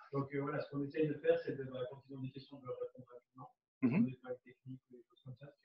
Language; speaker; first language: French; native; French